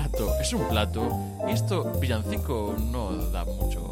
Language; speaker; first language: Spanish; native; Spanish